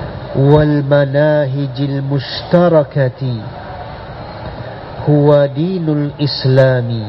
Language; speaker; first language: Arabic; non-native, fluent; Indonesian